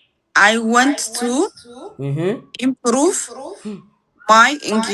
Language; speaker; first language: English; non-native, learner; Amharic